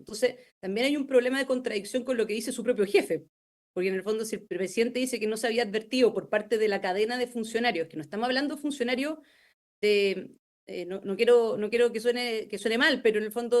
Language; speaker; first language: Spanish; native; Spanish